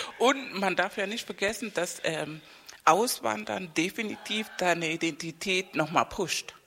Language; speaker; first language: German; non-native, fluent; Spanish